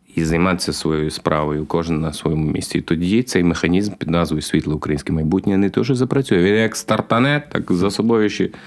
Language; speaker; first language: Ukrainian; native; Ukrainian